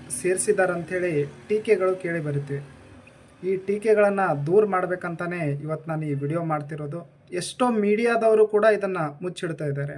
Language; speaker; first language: Kannada; non-native, local second language; Lambadi